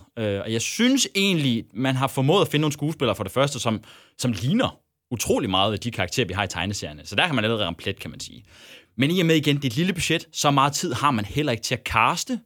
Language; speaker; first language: Danish; native; Danish